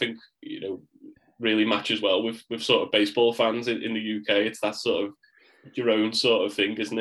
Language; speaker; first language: English; native; English